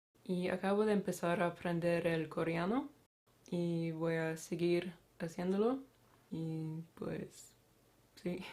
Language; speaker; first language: Spanish; non-native, fluent; Swedish